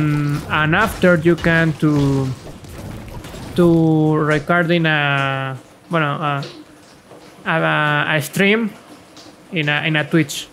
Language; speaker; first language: English; non-native, learner; Spanish